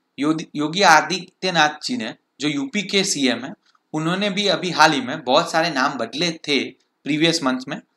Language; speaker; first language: Hindi; non-native, local second language; Gujarati